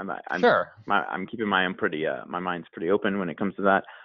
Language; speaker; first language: English; native; English